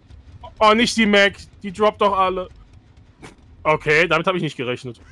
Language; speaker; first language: German; native; German